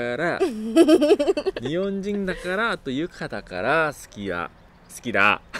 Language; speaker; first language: Japanese; non-native, fluent; Korean